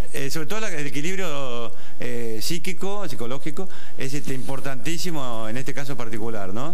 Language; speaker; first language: Spanish; native; Spanish